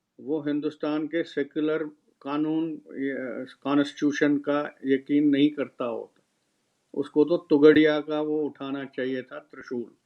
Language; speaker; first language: Urdu; non-native, local second language; Kashmiri